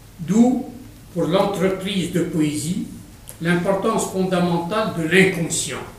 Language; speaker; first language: French; non-native, local second language; Arabic